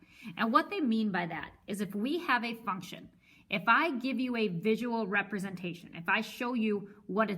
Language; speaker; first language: English; native; English